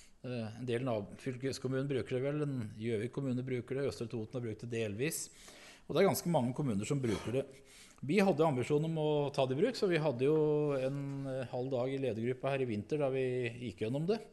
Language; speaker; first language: Norwegian; native; Norwegian